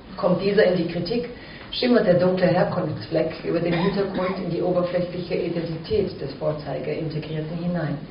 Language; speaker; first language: German; early bilingual, other home language; Croatian